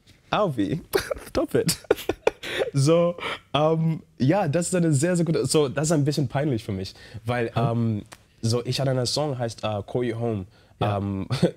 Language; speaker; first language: German; non-native, learner; English